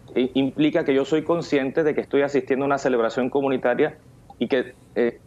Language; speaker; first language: Spanish; native; Spanish